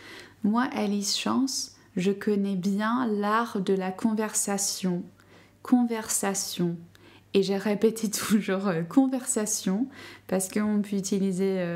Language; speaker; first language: French; non-native, fluent; English